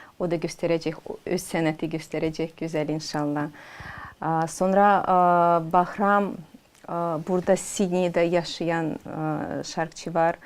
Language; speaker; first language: Turkish; non-native, learner; Azerbaijani